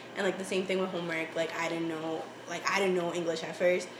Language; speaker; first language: English; early bilingual, other home language; Spanish